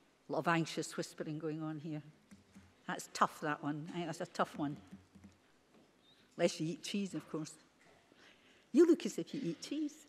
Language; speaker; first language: English; native; English